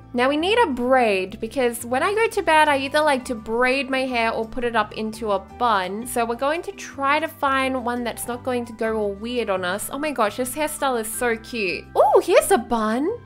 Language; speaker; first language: English; native; English